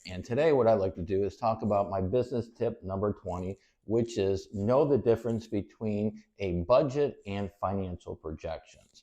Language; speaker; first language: English; native; English